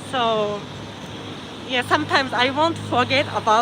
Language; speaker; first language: English; non-native, fluent; Japanese